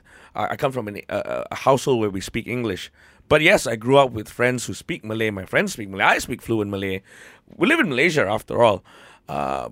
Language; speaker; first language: English; native; English